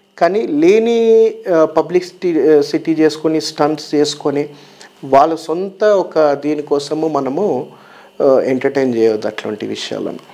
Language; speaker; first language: Telugu; native; Telugu